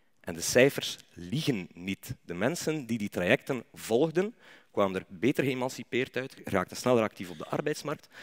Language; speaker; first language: Dutch; native; Dutch